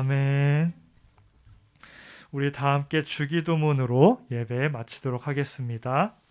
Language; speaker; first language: Korean; native; Korean